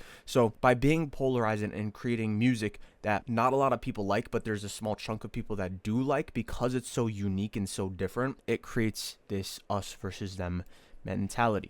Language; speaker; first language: English; native; English